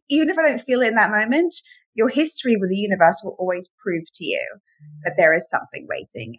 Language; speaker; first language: English; native; English